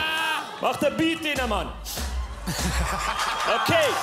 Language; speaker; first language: German; early bilingual, other home language; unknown